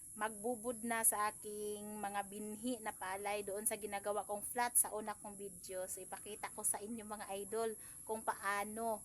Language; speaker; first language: Filipino; non-native, local second language; Cebuano